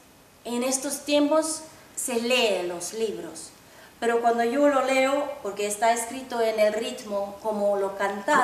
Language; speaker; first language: Spanish; non-native, fluent; Finnish